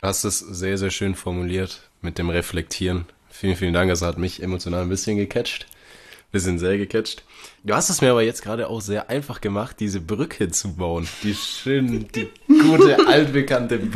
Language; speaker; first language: German; native; German